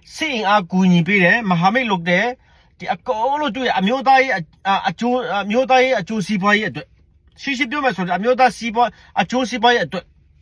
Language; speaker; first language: Burmese; non-native, local second language; Hakha Chin